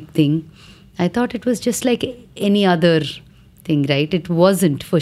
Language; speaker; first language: English; non-native, local second language; Telugu